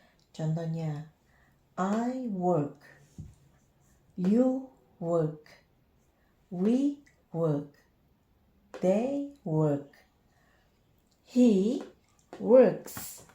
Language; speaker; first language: English; non-native, fluent; Indonesian